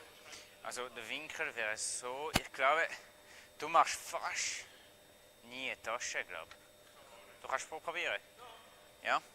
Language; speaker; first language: German; non-native, fluent; French